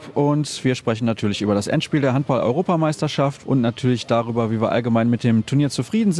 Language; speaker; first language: German; native; German